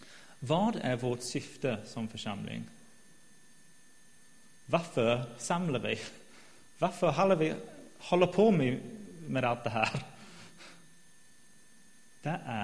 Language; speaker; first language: Swedish; non-native, fluent; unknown